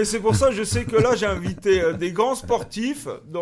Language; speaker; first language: French; native; French